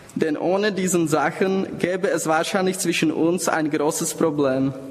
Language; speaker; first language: German; non-native, fluent; Czech